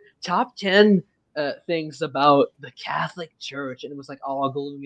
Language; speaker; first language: English; non-native, fluent; French